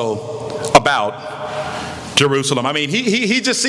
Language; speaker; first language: English; native; English